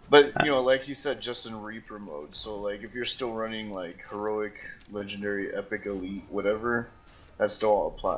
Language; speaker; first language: English; native; English